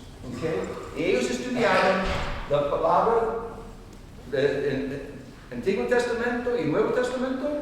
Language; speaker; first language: Spanish; non-native, fluent; English